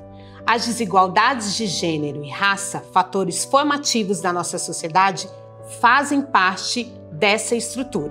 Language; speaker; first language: Portuguese; native; Portuguese